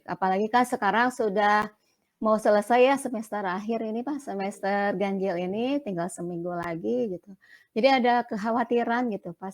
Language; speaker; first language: Indonesian; non-native, local second language; Sundanese